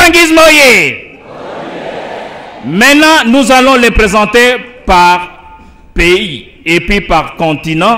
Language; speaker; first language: French; non-native, local second language; Lingala